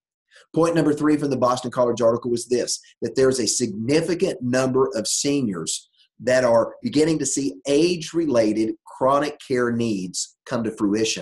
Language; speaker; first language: English; native; English